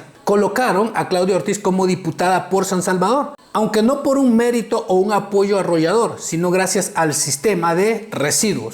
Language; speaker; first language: Spanish; native; Spanish